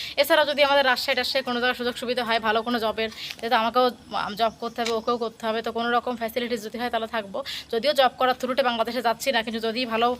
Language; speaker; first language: Bangla; native; Bangla